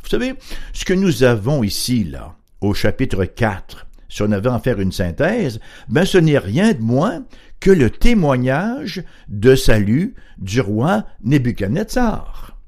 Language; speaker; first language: French; native; French